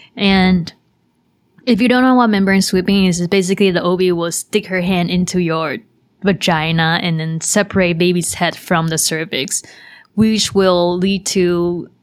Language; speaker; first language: English; non-native, fluent; Chinese